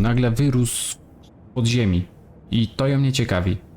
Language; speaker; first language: Polish; native; Polish